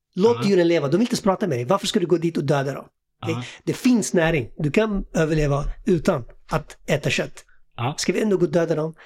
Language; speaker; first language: Swedish; early bilingual, other home language; Assyrian Neo-Aramaic